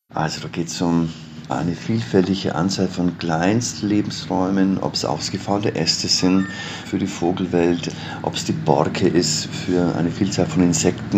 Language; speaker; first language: German; native; German